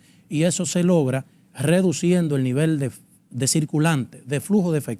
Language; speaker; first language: Spanish; native; Spanish